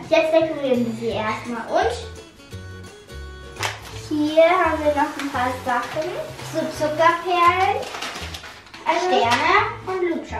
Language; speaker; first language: German; native; German